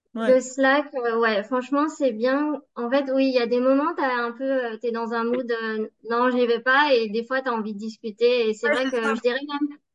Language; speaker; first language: French; native; French